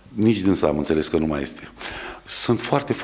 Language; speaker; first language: Romanian; native; Romanian